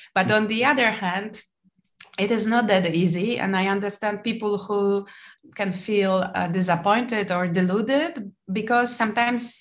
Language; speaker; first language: English; non-native, fluent; Polish